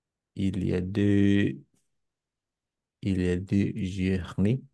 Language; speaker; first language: French; non-native, learner; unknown